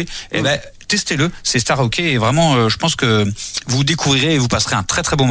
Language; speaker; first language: French; native; French